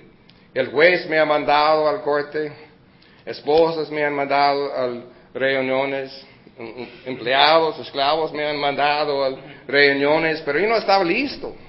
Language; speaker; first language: Spanish; early bilingual, heritage; Spanish